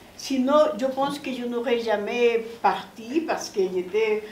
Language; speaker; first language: French; non-native, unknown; Spanish